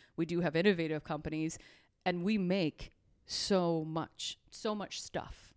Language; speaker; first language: English; native; English